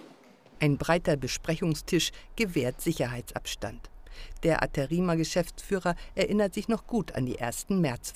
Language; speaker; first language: German; native; German